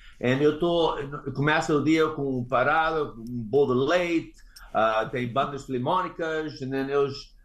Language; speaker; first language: Portuguese; early bilingual, heritage; English